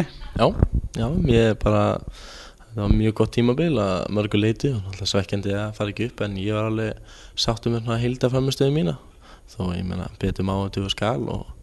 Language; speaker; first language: Icelandic; native; Icelandic